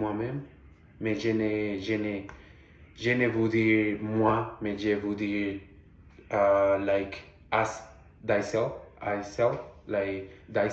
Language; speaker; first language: French; non-native, learner; Portuguese